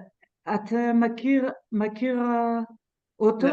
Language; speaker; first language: Hebrew; non-native, learner; French